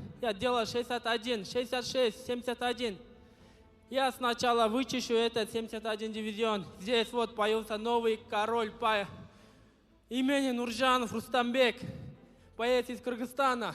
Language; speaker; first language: Russian; non-native, fluent; Kyrgyz